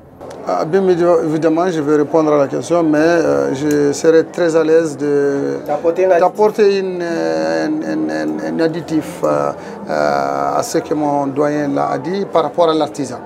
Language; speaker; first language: French; non-native, local second language; Tamasheq